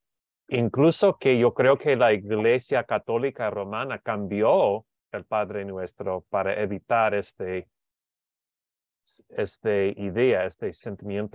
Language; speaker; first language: Spanish; non-native, learner; English